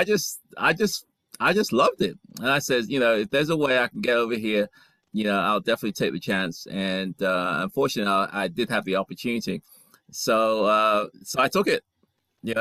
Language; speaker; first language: English; native; English